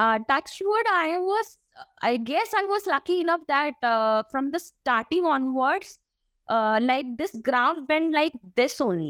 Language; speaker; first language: English; non-native, local second language; Malayalam